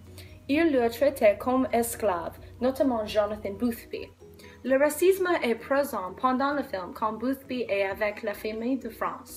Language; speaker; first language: French; non-native, learner; English